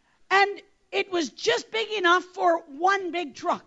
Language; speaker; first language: English; native; English